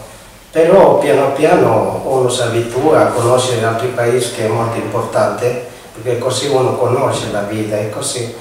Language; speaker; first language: Italian; non-native, fluent; Spanish